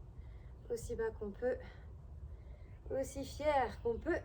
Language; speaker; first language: French; native; French